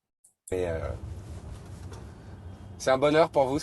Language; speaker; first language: French; native; French